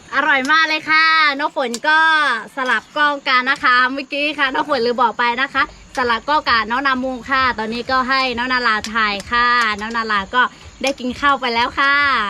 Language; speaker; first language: Thai; non-native, local second language; Lahu